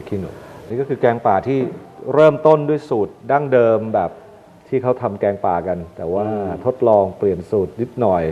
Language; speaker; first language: Thai; native; Thai